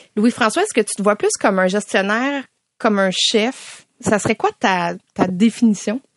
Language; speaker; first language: French; native; French